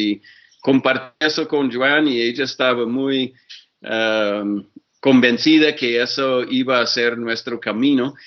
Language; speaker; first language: Spanish; non-native, fluent; English